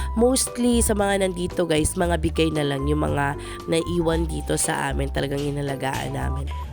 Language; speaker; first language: Filipino; non-native, local second language; Cebuano